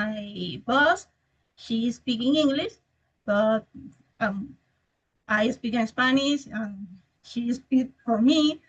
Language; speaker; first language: English; non-native, learner; Spanish